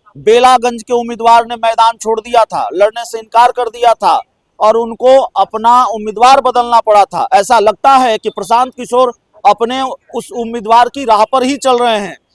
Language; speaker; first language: Hindi; native; Hindi